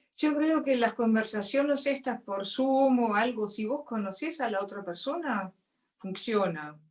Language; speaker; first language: Spanish; non-native, fluent; English